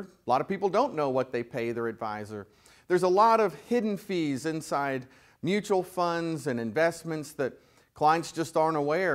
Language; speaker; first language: English; native; English